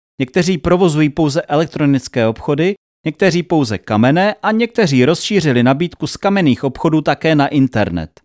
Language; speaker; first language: Czech; native; Czech